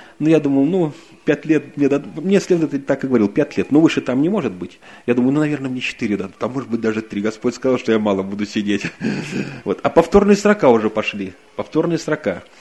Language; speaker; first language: Russian; native; Russian